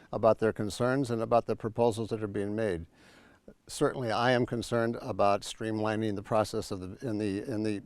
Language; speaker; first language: English; native; English